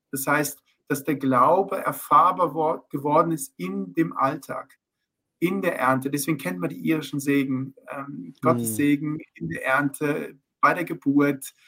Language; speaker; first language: German; early bilingual, heritage; German